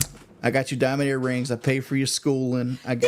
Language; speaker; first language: English; native; English